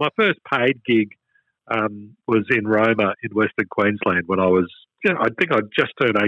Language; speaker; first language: English; native; English